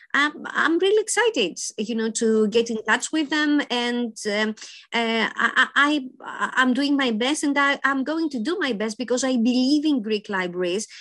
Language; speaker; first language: English; non-native, fluent; Greek